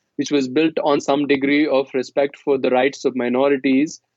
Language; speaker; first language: English; non-native, local second language; Kashmiri